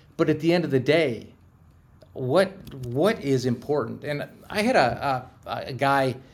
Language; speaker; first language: English; native; English